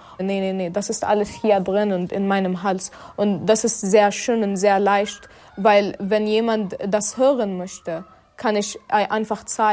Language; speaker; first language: German; non-native, fluent; Arabic